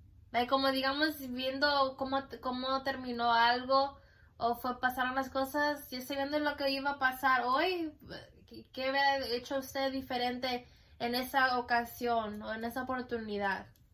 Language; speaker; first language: Spanish; early bilingual, heritage; Spanish